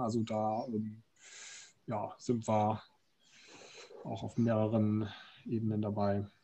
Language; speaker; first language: German; native; German